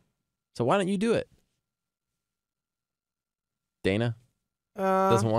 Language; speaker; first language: English; native; English